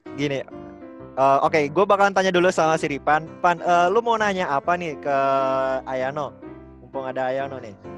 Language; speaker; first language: Indonesian; native; Indonesian